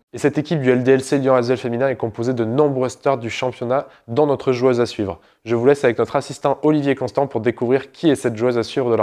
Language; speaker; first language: French; native; French